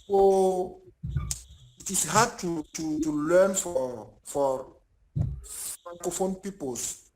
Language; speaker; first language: English; non-native, learner; French